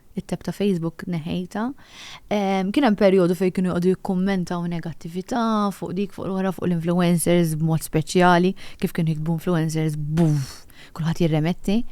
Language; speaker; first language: Maltese; native; Maltese